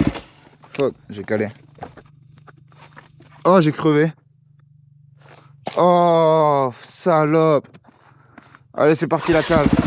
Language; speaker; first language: French; native; French